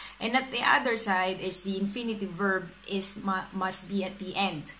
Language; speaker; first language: English; non-native, local second language; Filipino